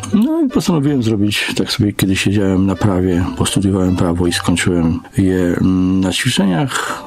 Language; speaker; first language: Polish; native; Polish